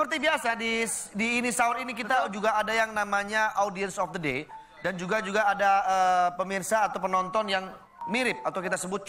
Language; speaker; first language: Indonesian; native; Indonesian